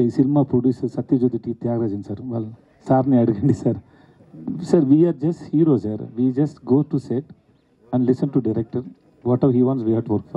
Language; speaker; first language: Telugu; non-native, learner; Tamil